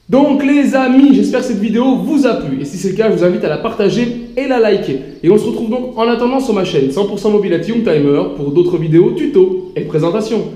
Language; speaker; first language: French; native; French